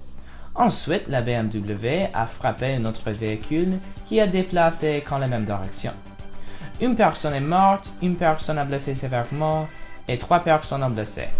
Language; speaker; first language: French; non-native, learner; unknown